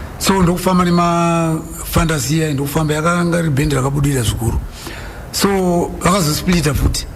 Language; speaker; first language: Shona; native; Shona